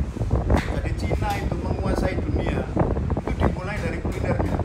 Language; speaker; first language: Indonesian; native; Indonesian